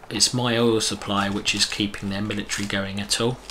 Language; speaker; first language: English; native; English